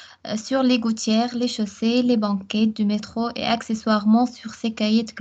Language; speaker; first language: French; non-native, local second language; Arabic